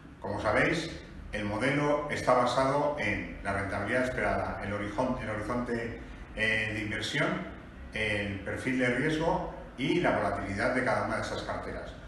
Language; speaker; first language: Spanish; native; Spanish